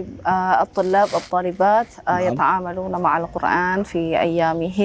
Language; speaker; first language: Arabic; non-native, fluent; Indonesian